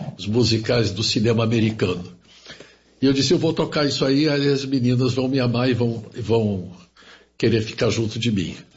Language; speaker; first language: Portuguese; early bilingual, other home language; German